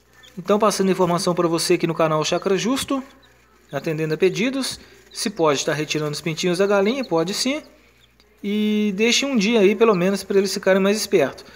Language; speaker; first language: Portuguese; native; Portuguese